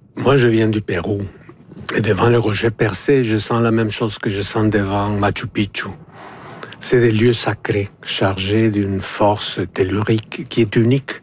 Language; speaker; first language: French; non-native, fluent; Spanish